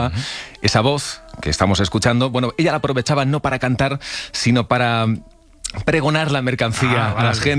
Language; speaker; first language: Spanish; native; Spanish